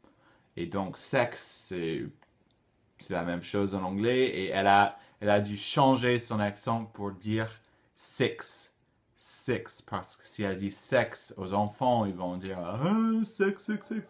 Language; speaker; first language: French; non-native, fluent; English